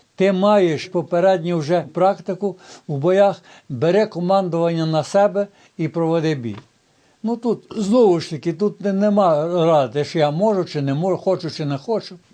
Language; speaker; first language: Ukrainian; native; Ukrainian